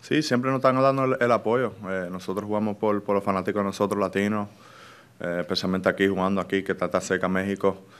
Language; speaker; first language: Spanish; early bilingual, heritage; Spanish